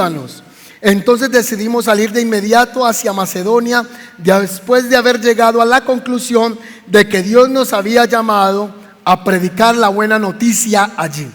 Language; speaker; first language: Spanish; native; Spanish